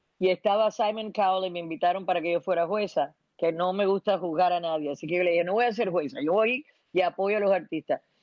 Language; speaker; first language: Spanish; early bilingual, heritage; Spanish